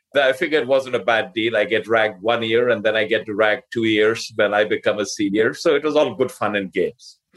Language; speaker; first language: English; non-native, local second language; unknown